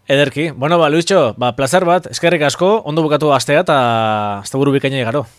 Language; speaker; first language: Basque; native; Basque